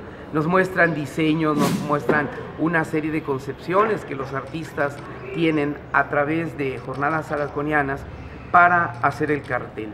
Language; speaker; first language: Spanish; native; Spanish